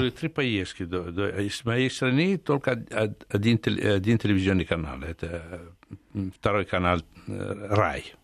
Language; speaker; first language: Russian; non-native, fluent; Italian